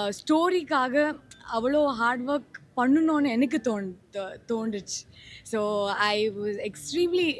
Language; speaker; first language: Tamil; non-native, learner; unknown